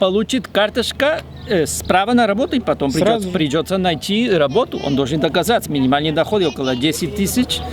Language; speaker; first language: Russian; non-native, fluent; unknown